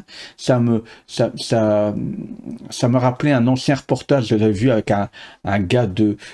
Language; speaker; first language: French; native; French